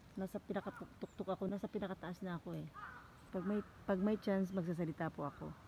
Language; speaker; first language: Filipino; native; Filipino